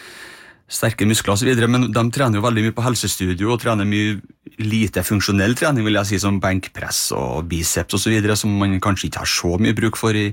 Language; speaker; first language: Norwegian; native; Norwegian